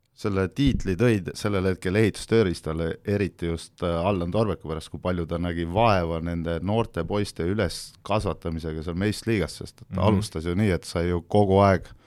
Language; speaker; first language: Estonian; non-native, fluent; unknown